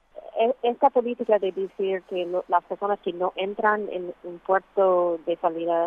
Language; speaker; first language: Spanish; non-native, fluent; English